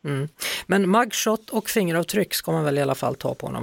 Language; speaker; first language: Swedish; native; Swedish